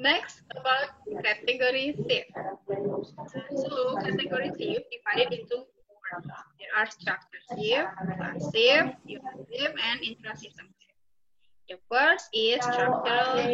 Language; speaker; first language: English; non-native, local second language; Indonesian